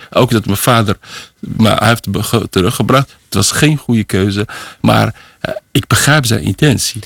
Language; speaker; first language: Dutch; early bilingual, other home language; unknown